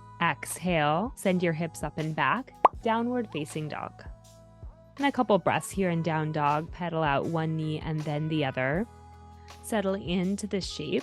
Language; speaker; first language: English; native; English